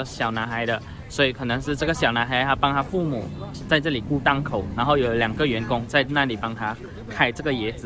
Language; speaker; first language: Chinese; native; Chinese